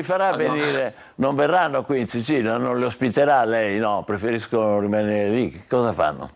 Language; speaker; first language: Italian; native; Italian